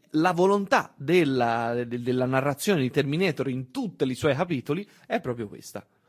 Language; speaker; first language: Italian; native; Italian